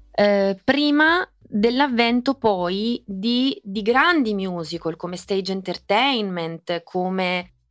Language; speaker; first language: Italian; native; Italian